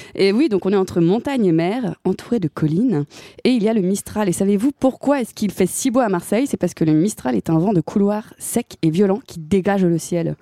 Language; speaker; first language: French; native; French